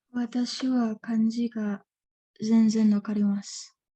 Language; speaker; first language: Japanese; non-native, learner; Indonesian